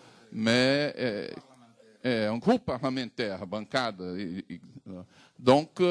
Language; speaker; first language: French; non-native, fluent; Portuguese